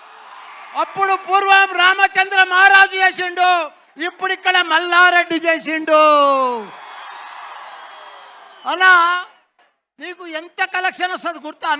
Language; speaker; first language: Telugu; native; Telugu